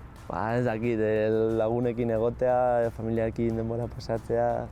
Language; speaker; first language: Basque; non-native, local second language; Spanish